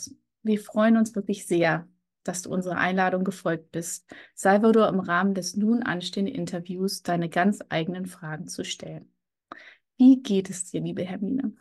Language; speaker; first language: German; native; German